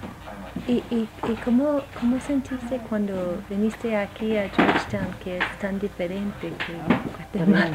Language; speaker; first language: Spanish; non-native, fluent; English